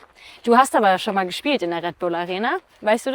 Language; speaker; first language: German; native; German